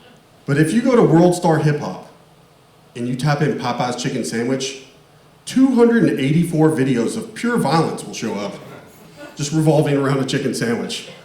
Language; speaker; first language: English; native; English